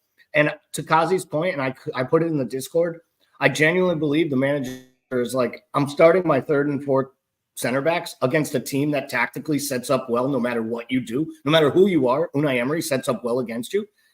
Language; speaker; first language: English; native; English